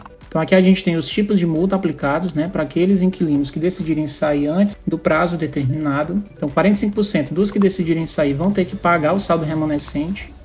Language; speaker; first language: Portuguese; native; Portuguese